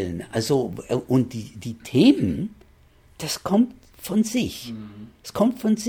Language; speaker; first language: German; non-native, fluent; English